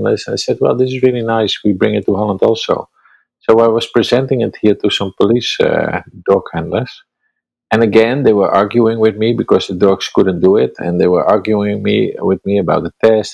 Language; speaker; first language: English; non-native, fluent; Dutch